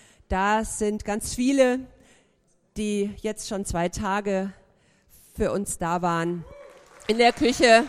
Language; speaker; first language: German; native; German